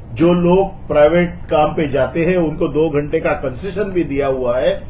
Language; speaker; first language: Hindi; non-native, local second language; Marathi